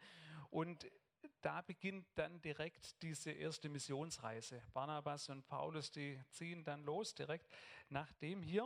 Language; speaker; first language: German; native; German